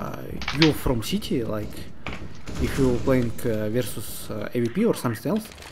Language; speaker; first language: English; non-native, learner; Russian